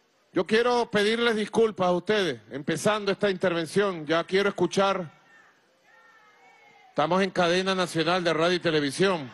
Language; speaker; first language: Spanish; native; Spanish